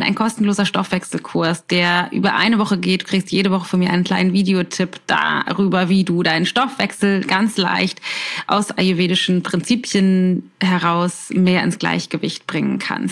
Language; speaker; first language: German; native; German